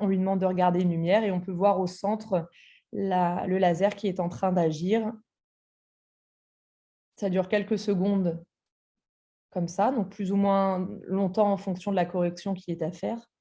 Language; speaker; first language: French; native; French